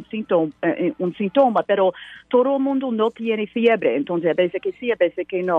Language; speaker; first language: Spanish; non-native, learner; English